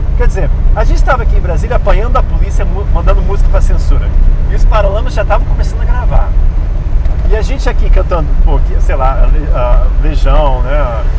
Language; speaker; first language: Portuguese; early bilingual, other home language; English